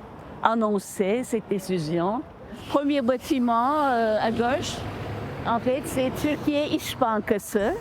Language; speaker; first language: French; non-native, fluent; Turkish